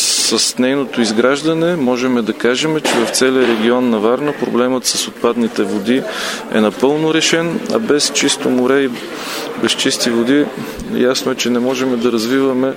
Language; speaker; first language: Bulgarian; native; Bulgarian